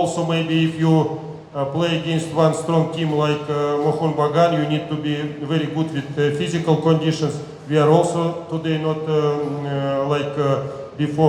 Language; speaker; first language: English; non-native, learner; Russian